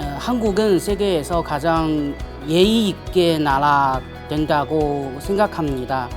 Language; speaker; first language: Korean; non-native, learner; Chinese